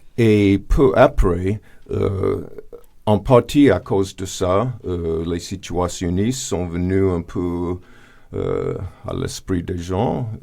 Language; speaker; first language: French; non-native, fluent; English